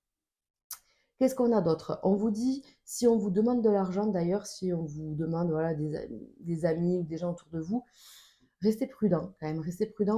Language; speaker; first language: French; native; French